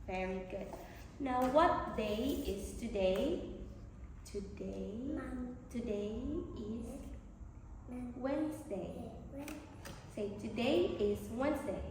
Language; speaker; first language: English; non-native, learner; Vietnamese